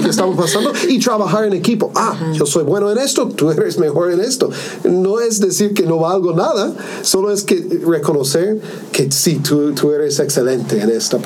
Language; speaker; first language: Spanish; non-native, fluent; English